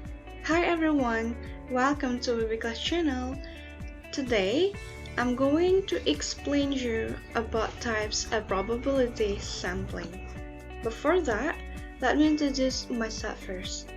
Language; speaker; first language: English; non-native, learner; Indonesian